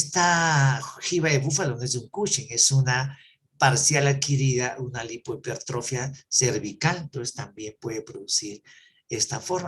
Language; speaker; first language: Spanish; native; Spanish